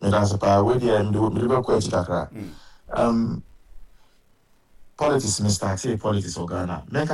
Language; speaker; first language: English; non-native, local second language; Akan